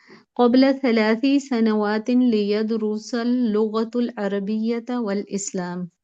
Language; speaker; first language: Arabic; non-native, learner; Urdu